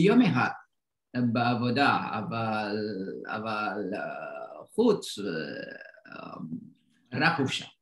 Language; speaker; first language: Hebrew; non-native, learner; Indonesian